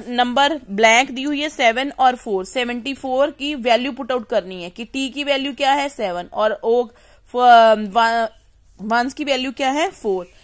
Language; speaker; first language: Hindi; native; Hindi